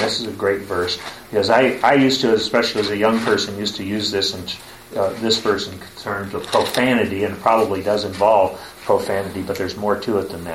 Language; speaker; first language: English; native; English